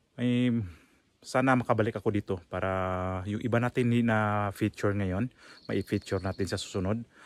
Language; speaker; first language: Filipino; native; Filipino